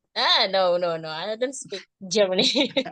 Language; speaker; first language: English; non-native, learner; Indonesian